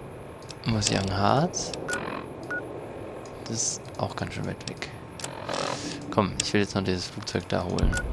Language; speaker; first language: German; native; German